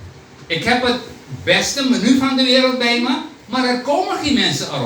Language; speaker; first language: Dutch; non-native, local second language; Hindi